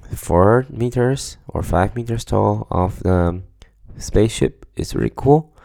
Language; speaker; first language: English; non-native, fluent; Chinese